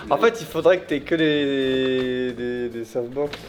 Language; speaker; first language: French; native; French